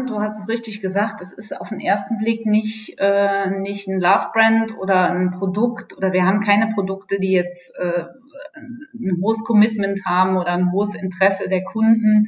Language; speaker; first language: German; native; German